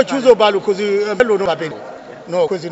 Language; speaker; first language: Italian; non-native, learner; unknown